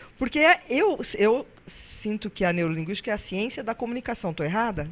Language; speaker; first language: Portuguese; native; Portuguese